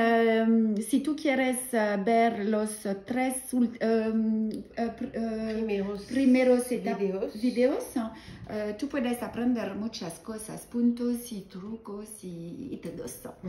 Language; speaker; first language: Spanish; non-native, learner; French